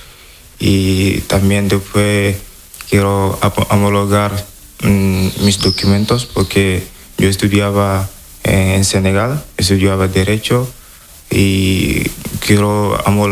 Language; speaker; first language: Spanish; non-native, learner; Wolof